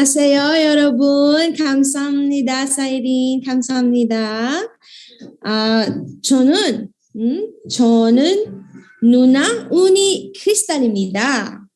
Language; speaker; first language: Korean; non-native, learner; Filipino